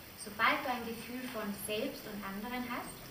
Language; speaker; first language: German; native; German